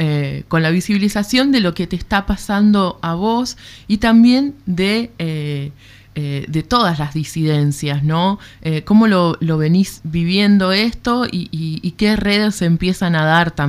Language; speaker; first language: Spanish; native; Spanish